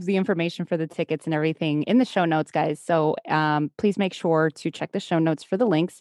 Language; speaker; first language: English; native; English